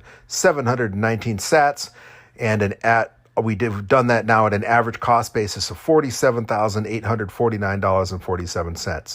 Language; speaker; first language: English; native; English